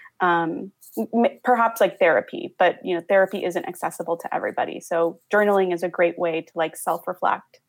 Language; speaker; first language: English; early bilingual, other home language; Spanish